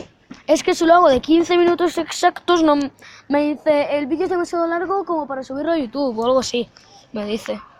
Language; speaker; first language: Spanish; native; Spanish